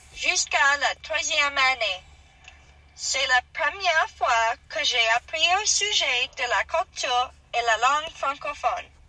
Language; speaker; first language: French; non-native, learner; English